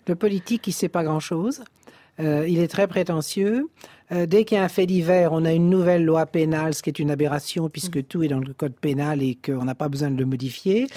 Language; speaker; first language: French; native; French